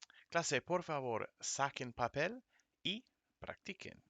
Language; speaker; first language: Spanish; non-native, fluent; English